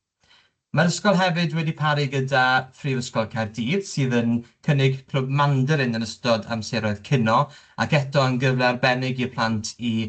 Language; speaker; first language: Welsh; native; Welsh